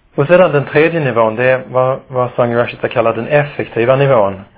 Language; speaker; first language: Swedish; native; Swedish